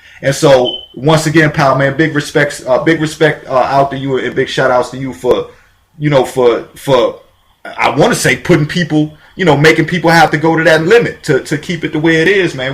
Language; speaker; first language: English; native; English